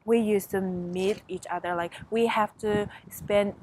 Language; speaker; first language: English; non-native, fluent; Mongolian